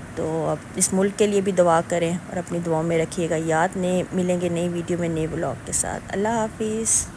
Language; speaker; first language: Urdu; native; Urdu